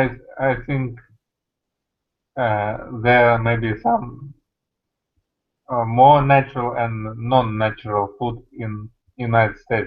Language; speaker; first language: English; non-native, learner; Russian